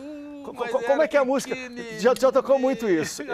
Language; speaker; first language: Portuguese; native; Portuguese